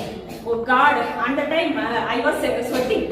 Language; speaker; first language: English; non-native, learner; Tamil